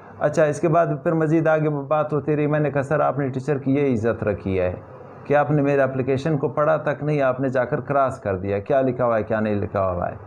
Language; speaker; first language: Urdu; non-native, local second language; Pashto